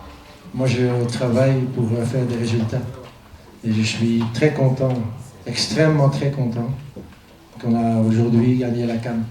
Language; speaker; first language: French; non-native, fluent; Dutch